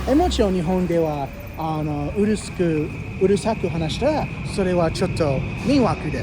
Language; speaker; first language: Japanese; non-native, learner; English